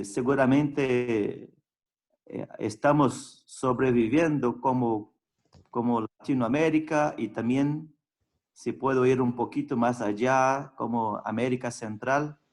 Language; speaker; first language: Spanish; non-native, fluent; Portuguese